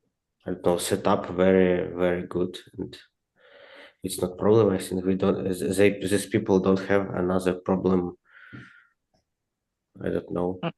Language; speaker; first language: English; non-native, learner; Ukrainian